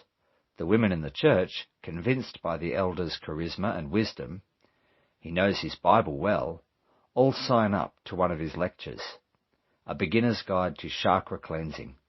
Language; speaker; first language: English; native; English